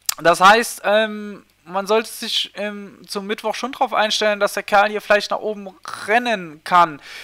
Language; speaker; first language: German; native; German